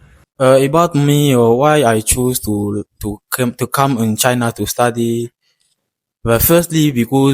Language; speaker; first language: English; non-native, learner; French